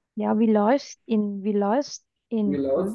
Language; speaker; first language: German; non-native, fluent; Indonesian